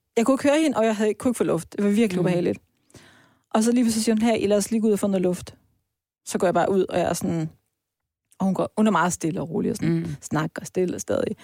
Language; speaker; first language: Danish; early bilingual, other home language; Persian